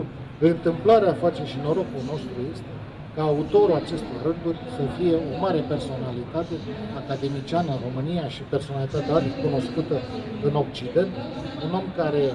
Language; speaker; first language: Romanian; native; Romanian